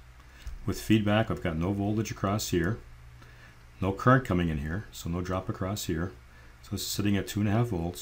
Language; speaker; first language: English; native; English